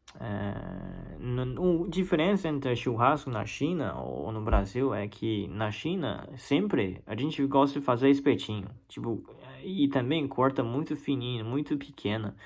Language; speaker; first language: Portuguese; non-native, fluent; Chinese